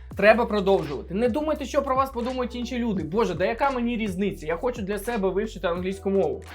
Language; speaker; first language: Ukrainian; native; Ukrainian